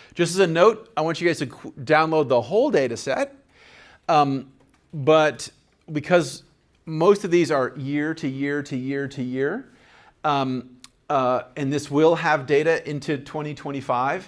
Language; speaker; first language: English; native; English